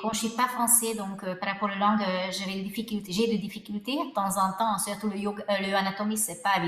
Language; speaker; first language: French; non-native, fluent; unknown